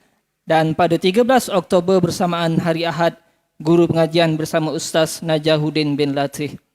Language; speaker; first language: Malay; native; Malay